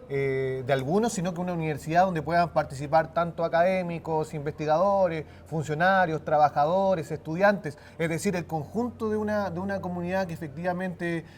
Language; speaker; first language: Spanish; native; Spanish